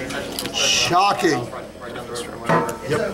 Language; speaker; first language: English; native; English